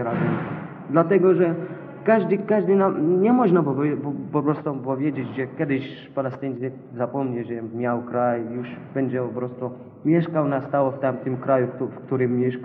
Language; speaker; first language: Polish; non-native, learner; Arabic